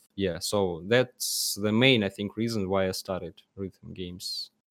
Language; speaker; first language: English; non-native, learner; Russian